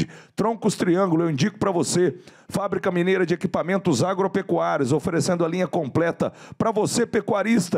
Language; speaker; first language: Portuguese; native; Portuguese